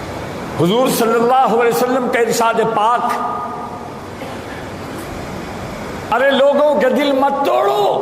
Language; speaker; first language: Urdu; native; Urdu